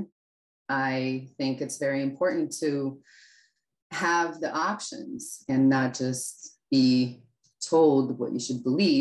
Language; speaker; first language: English; non-native, fluent; Russian